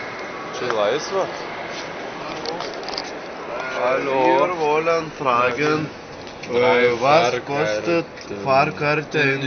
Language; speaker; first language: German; non-native, learner; Lithuanian